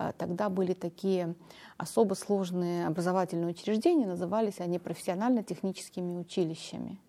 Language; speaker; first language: Russian; non-native, local second language; Armenian